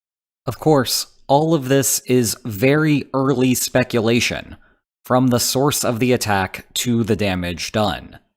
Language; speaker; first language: English; native; English